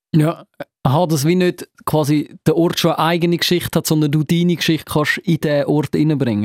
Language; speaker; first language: German; native; German